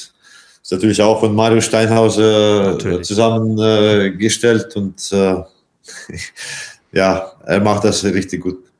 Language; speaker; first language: German; non-native, fluent; Latvian